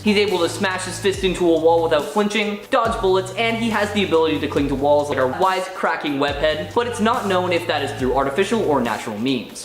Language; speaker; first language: English; native; English